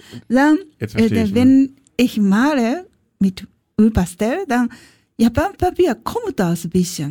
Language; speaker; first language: German; non-native, learner; Japanese